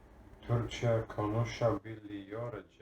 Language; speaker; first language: Turkish; non-native, learner; English